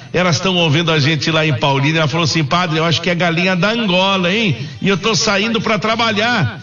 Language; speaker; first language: Portuguese; native; Portuguese